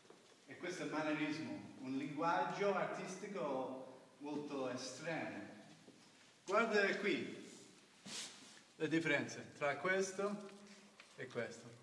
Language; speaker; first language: Italian; non-native, learner; English